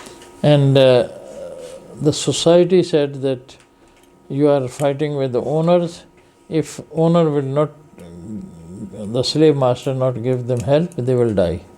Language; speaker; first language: English; non-native, fluent; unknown